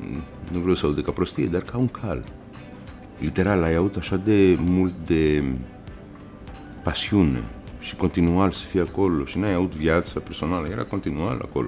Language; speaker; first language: Romanian; non-native, learner; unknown